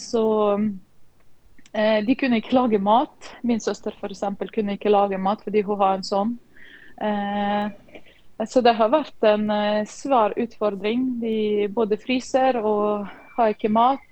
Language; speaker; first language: Norwegian; non-native, fluent; Ukrainian